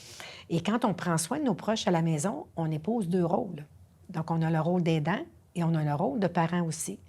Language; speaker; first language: French; native; French